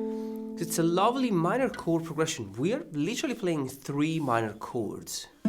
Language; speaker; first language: English; non-native, fluent; Italian